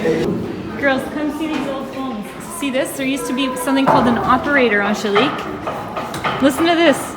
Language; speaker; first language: English; native; English